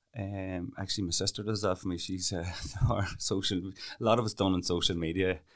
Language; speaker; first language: English; native; English